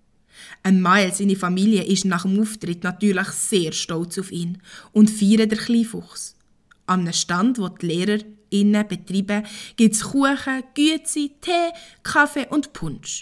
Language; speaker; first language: German; native; German